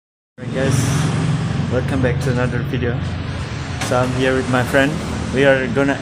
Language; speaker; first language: English; non-native, learner; Indonesian